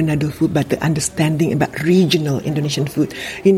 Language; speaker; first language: English; non-native, fluent; Indonesian